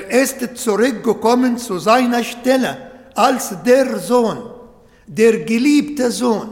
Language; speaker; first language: German; non-native, fluent; Arabic